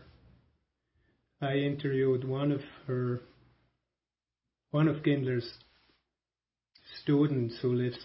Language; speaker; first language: English; non-native, fluent; German